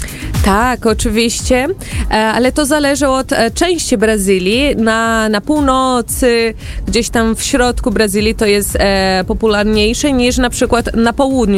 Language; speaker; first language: Polish; early bilingual, heritage; Portuguese